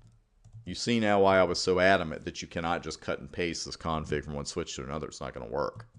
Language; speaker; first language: English; native; English